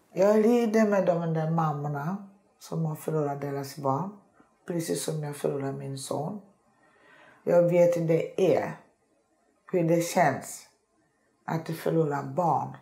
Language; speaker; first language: Swedish; non-native, learner; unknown